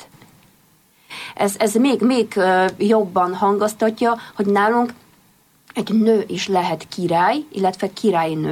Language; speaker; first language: Hungarian; non-native, fluent; Polish